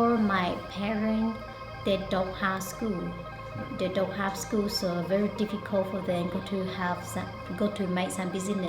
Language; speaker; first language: English; non-native, learner; Hmong